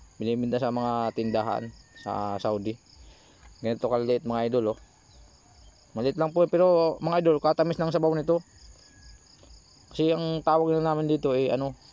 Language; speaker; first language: Filipino; non-native, local second language; Bikol